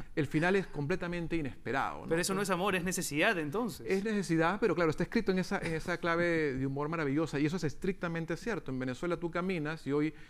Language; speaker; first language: Spanish; native; Spanish